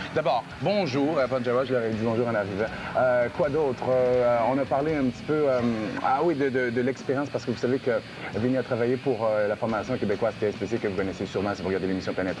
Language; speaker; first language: French; native; French